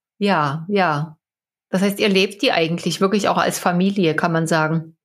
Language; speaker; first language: German; native; German